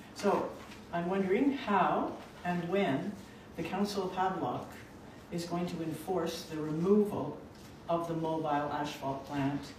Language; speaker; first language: English; native; English